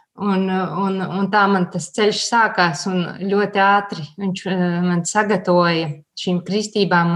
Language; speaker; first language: Latvian; native; Latvian